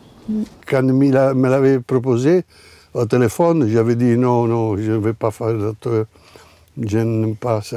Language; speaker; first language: French; non-native, fluent; Italian